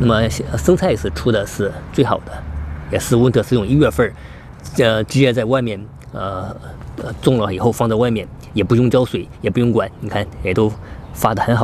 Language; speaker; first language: Chinese; native; Chinese